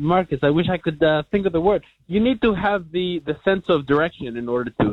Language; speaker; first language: English; non-native, fluent; Spanish